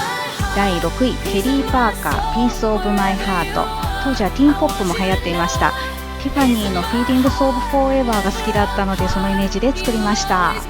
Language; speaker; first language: Japanese; native; Japanese